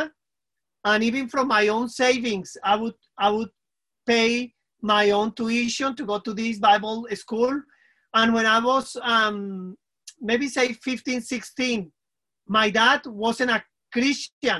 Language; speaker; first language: English; non-native, fluent; Spanish